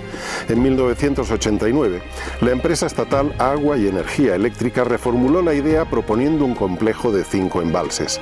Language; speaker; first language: Spanish; native; Spanish